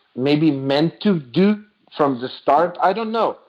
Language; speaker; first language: English; non-native, fluent; Slovenian